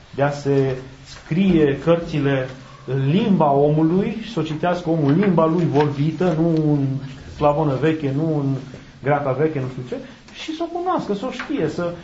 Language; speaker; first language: Romanian; native; Romanian